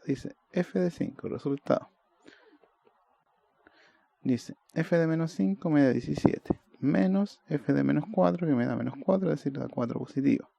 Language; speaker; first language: Spanish; native; Spanish